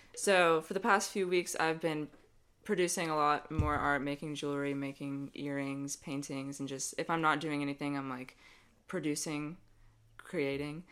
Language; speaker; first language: English; native; English